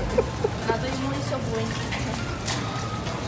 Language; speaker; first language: Russian; early bilingual, heritage; Russian